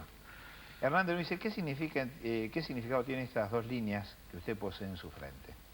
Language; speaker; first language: Spanish; native; Spanish